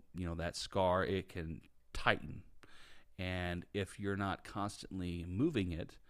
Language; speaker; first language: English; native; English